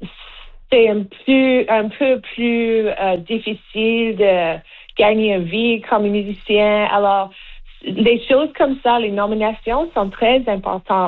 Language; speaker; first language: French; non-native, local second language; English